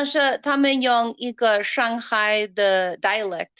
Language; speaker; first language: Chinese; non-native, learner; English